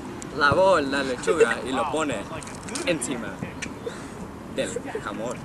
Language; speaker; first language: Spanish; non-native, learner; English